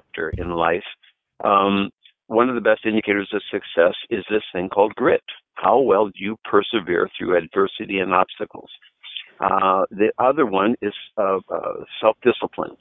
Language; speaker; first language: English; native; English